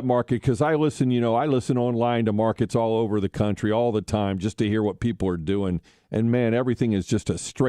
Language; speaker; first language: English; native; English